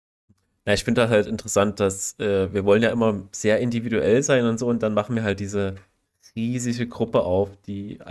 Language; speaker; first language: German; native; German